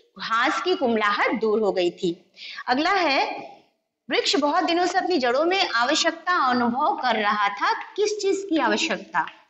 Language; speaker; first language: Hindi; non-native, local second language; Gujarati